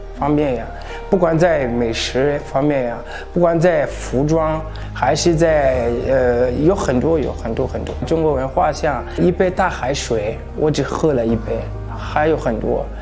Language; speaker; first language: Chinese; non-native, fluent; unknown